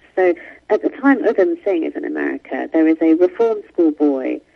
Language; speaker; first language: English; native; English